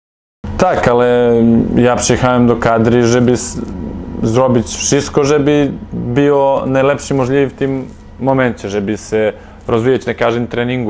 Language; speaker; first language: Polish; non-native, fluent; Serbian